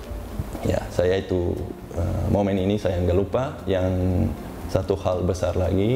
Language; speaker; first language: Indonesian; non-native, learner; Uzbek